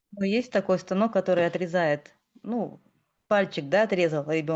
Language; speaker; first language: Russian; native; Russian